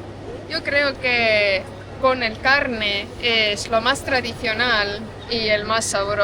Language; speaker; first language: Spanish; non-native, fluent; Estonian